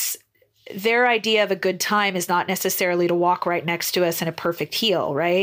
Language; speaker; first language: English; native; English